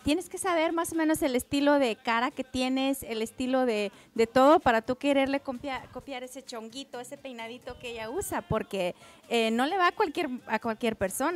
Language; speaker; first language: Spanish; native; Spanish